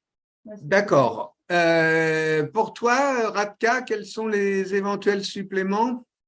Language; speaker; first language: French; native; French